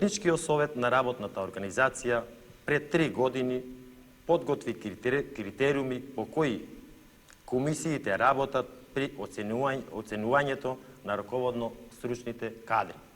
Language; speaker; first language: Macedonian; native; Macedonian